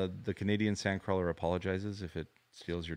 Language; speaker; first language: English; native; English